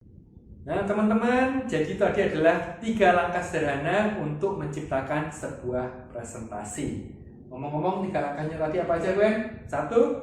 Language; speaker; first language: Indonesian; native; Indonesian